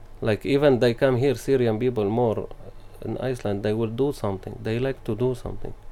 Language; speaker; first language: English; non-native, learner; Arabic